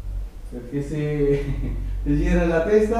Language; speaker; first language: Italian; non-native, learner; Filipino